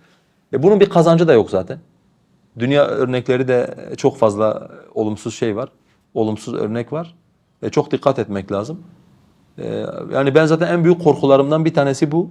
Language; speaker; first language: Turkish; non-native, local second language; Kurdish